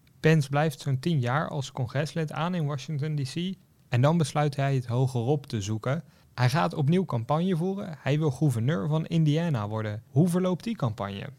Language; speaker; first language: Dutch; native; Dutch